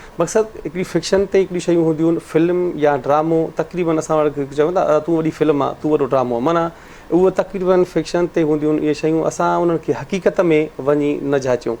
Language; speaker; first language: Sindhi; native; Sindhi